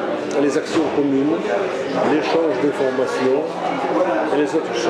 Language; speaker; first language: French; non-native, fluent; Russian